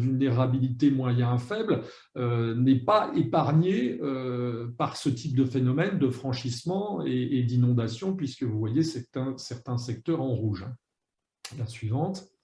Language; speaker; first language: French; native; French